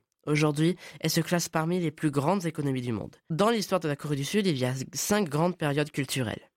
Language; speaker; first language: French; native; French